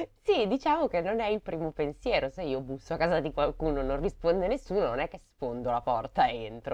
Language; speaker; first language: Italian; native; Italian